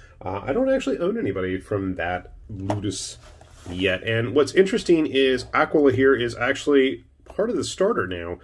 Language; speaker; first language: English; native; English